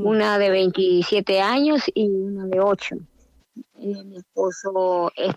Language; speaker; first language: Spanish; native; Spanish